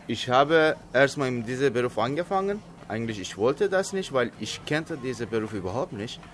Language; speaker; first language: German; non-native, fluent; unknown